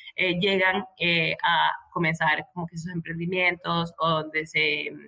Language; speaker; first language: Spanish; native; Spanish